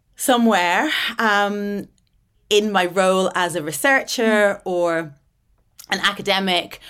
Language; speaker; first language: English; native; English